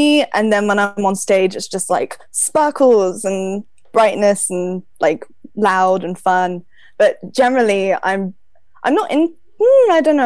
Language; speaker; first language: English; native; English